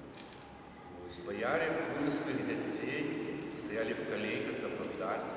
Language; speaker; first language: Russian; non-native, local second language; Belarusian